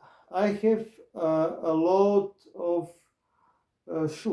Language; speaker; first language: English; non-native, learner; Croatian